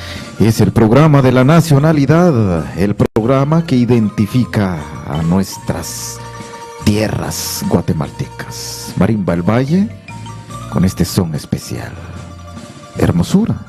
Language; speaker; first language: Spanish; native; Spanish